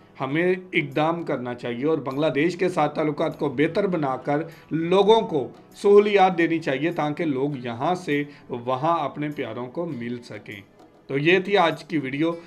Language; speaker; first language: Urdu; non-native, local second language; Bangla